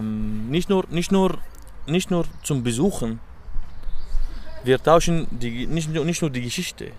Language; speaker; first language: German; non-native, learner; Arabic